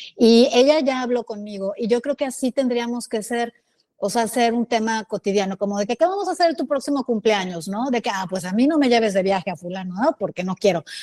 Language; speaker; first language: Spanish; native; Spanish